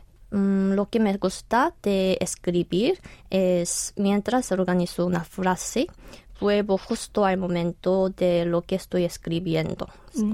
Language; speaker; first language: Spanish; non-native, fluent; Korean